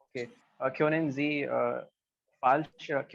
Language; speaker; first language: German; non-native, learner; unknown